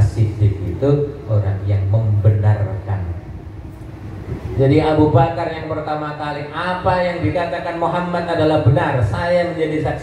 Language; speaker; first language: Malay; non-native, local second language; Javanese